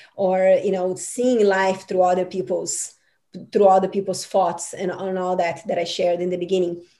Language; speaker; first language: English; non-native, fluent; Portuguese